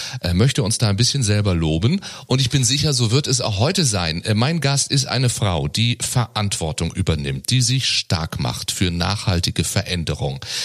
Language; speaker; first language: German; native; German